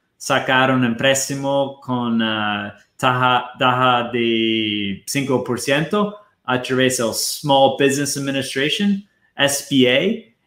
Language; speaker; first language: Spanish; non-native, fluent; Portuguese